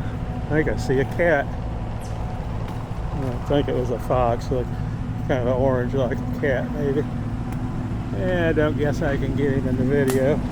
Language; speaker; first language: English; native; English